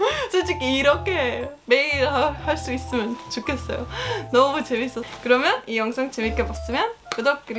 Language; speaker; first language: Korean; non-native, learner; Estonian